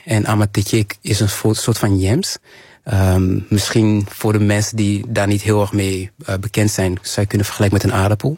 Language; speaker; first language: Dutch; early bilingual, other home language; Kinyarwanda